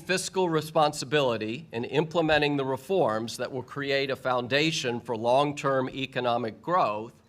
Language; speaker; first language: English; native; English